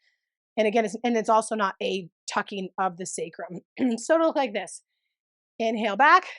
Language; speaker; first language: English; native; English